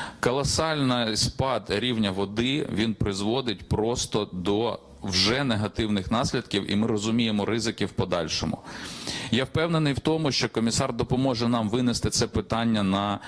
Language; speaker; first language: Ukrainian; native; Ukrainian